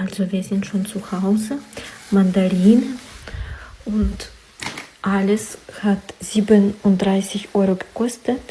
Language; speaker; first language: German; non-native, learner; Ukrainian